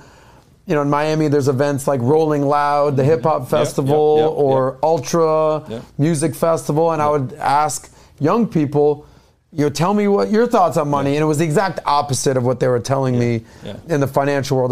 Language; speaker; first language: English; native; English